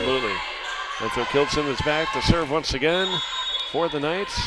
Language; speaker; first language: English; native; English